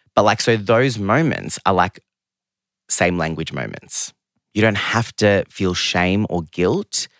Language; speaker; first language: English; early bilingual, other home language; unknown